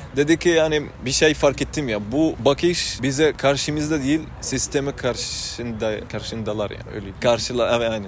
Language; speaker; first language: Turkish; non-native, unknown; Arabic